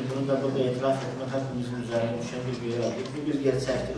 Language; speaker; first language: Turkish; native; Turkish